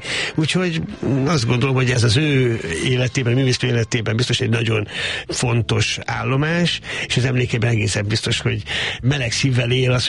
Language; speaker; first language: Hungarian; native; Hungarian